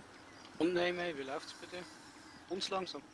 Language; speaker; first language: German; native; German